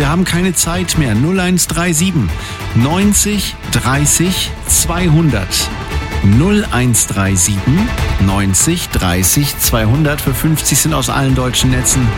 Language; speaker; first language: German; native; German